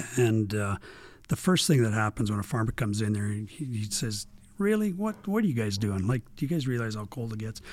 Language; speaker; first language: English; native; English